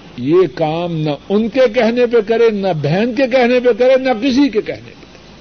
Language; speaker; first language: Urdu; non-native, local second language; Punjabi